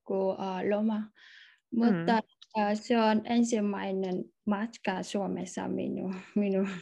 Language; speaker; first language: Finnish; non-native, learner; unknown